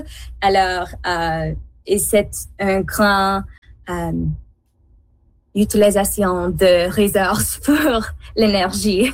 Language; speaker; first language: French; non-native, learner; English